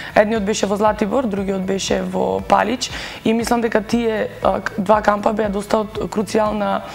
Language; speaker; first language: Macedonian; native; Macedonian